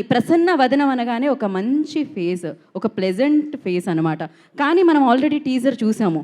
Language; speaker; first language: Telugu; native; Telugu